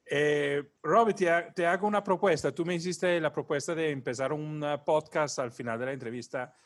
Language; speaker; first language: Spanish; non-native, fluent; Italian